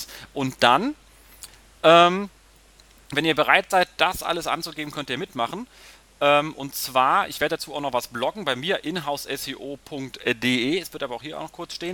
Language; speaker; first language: German; native; German